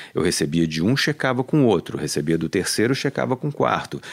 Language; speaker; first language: Portuguese; native; Portuguese